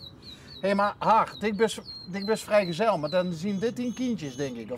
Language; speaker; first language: Dutch; native; Dutch